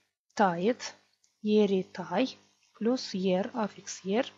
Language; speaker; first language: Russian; non-native, local second language; Gagauz